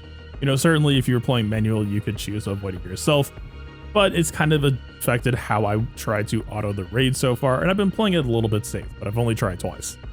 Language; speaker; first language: English; native; English